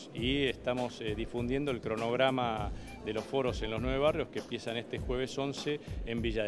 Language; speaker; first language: Spanish; native; Spanish